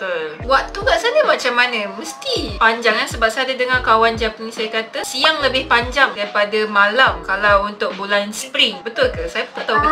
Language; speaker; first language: Malay; native; Malay